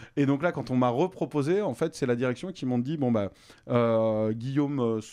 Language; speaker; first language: French; native; French